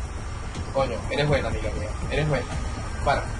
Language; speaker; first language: Spanish; native; Spanish